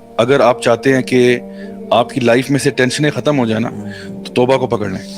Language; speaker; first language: Urdu; early bilingual, heritage; Urdu